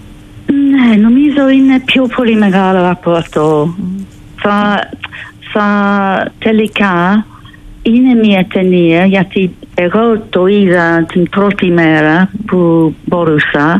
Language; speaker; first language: Greek; non-native, learner; English